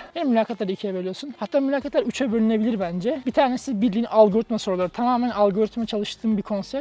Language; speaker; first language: Turkish; native; Turkish